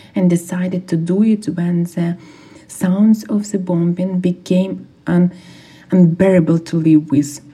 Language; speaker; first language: English; non-native, fluent; Ukrainian